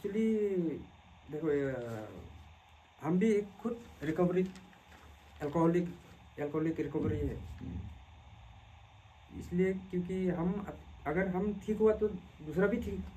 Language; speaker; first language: Hindi; non-native, local second language; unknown